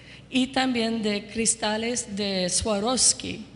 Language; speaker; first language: Spanish; non-native, fluent; English